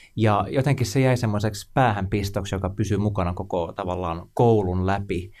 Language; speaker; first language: Finnish; non-native, local second language; Swedish